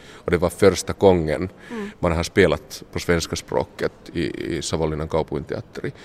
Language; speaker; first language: Swedish; non-native, local second language; Finnish